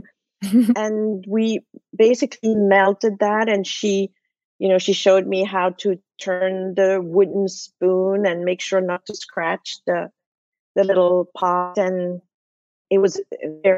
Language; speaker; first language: English; non-native, fluent; French